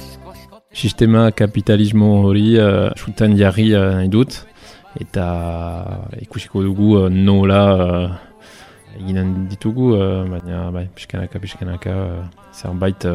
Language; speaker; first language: Basque; non-native, fluent; Italian